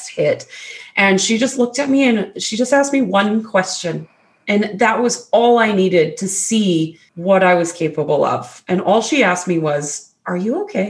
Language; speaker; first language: English; native; English